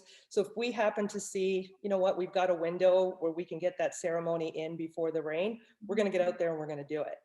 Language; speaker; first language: English; native; English